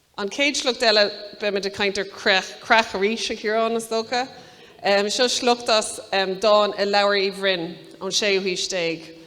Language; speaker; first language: Irish; native; Irish